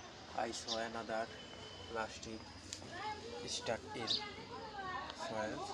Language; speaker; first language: English; non-native, learner; Bangla